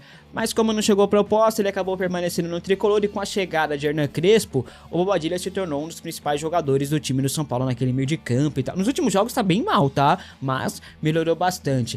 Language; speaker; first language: Portuguese; native; Portuguese